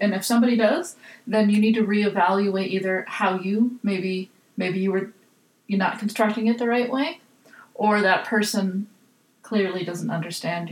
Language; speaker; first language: English; native; English